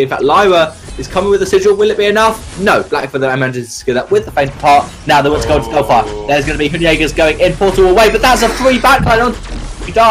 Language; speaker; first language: English; native; English